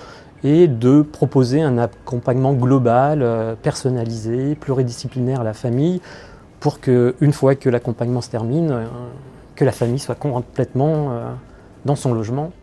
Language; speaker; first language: French; native; French